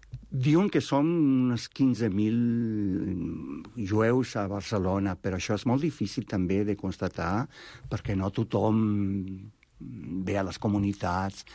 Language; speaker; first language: Catalan; non-native, fluent; Spanish